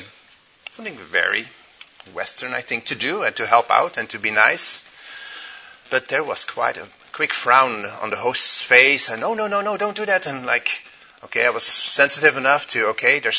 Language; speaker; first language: English; non-native, fluent; Dutch